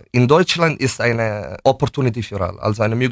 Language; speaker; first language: German; non-native, fluent; Italian